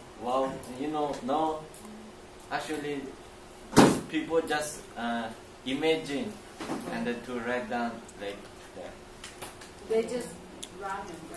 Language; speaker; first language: English; non-native, learner; Chinese